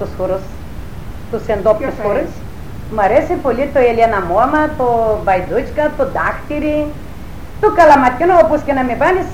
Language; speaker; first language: Greek; native; Greek